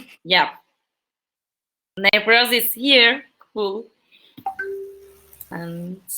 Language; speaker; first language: English; non-native, learner; Turkish